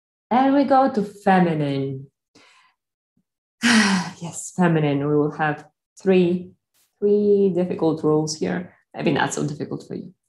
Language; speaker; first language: English; non-native, fluent; Polish